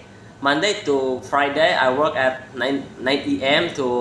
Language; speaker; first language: English; non-native, learner; Indonesian